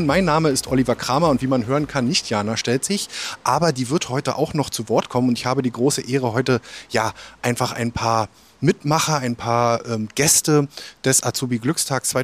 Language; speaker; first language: German; native; German